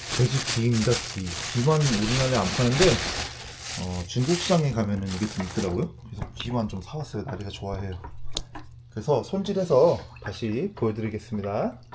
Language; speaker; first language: Korean; native; Korean